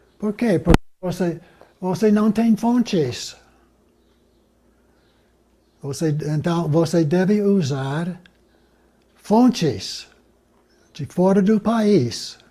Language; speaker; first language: Portuguese; non-native, fluent; English